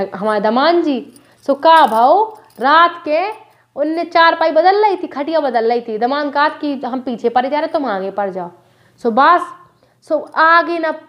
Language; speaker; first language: Hindi; native; Hindi